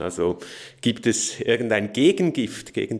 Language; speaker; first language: German; native; German